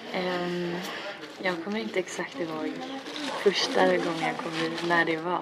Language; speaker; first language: Swedish; native; Swedish